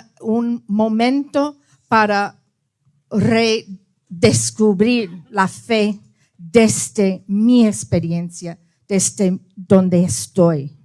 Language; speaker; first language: Spanish; early bilingual, heritage; Spanish